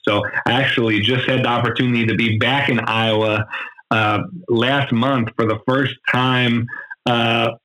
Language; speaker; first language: English; native; English